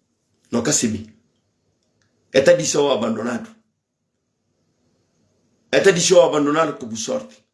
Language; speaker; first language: Portuguese; non-native, local second language; Upper Guinea Crioulo